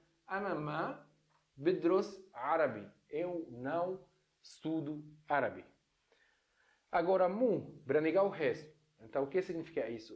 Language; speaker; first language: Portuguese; non-native, fluent; Arabic